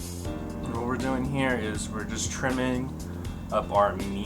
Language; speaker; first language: English; native; English